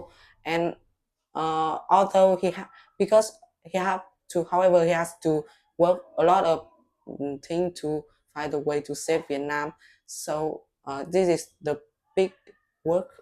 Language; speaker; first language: English; non-native, learner; Vietnamese